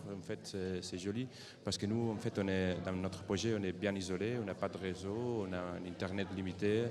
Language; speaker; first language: French; non-native, fluent; Catalan